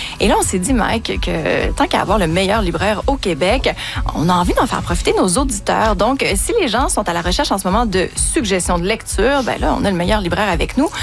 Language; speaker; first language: French; native; French